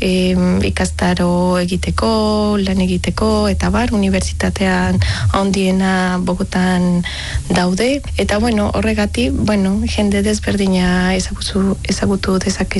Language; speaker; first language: Basque; non-native, learner; Spanish